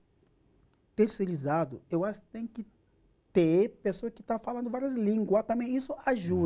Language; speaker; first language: Portuguese; non-native, learner; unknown